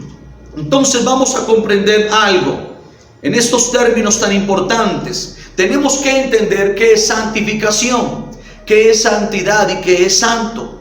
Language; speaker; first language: Spanish; native; Spanish